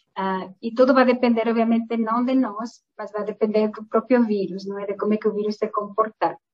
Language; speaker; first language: Portuguese; non-native, fluent; Spanish